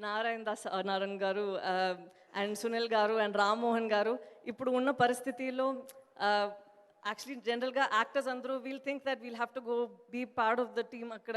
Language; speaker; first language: Telugu; non-native, local second language; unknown